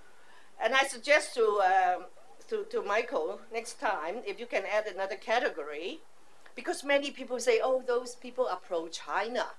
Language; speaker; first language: English; non-native, local second language; Cantonese